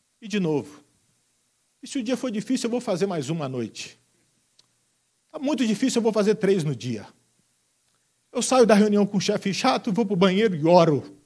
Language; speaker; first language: Portuguese; native; Portuguese